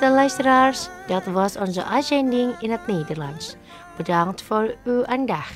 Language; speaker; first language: Dutch; non-native, fluent; Indonesian